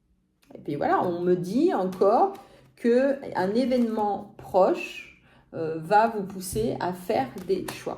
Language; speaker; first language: French; native; French